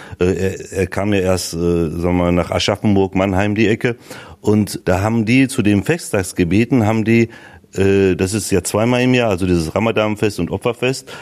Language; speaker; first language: German; early bilingual, other home language; Turkish